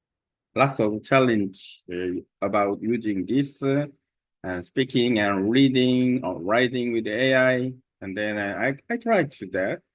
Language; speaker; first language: English; non-native, learner; Korean